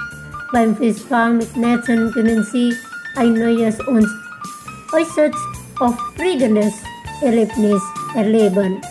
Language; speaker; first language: German; non-native, fluent; Indonesian